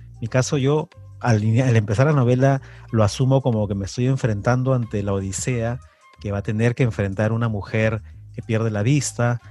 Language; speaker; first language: Spanish; native; Spanish